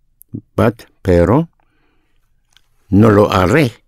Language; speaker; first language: Spanish; non-native, fluent; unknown